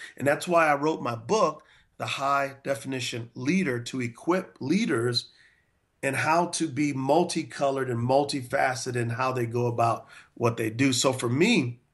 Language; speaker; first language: English; native; English